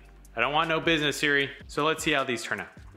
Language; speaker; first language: English; native; English